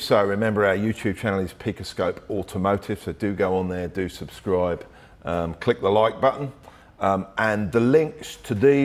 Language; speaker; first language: English; native; English